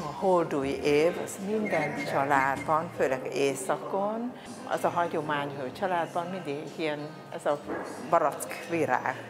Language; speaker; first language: Hungarian; non-native, fluent; Vietnamese